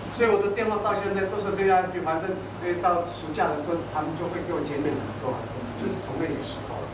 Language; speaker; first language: Chinese; non-native, local second language; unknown